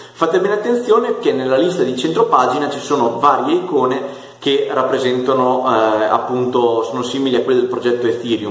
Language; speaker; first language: Italian; native; Italian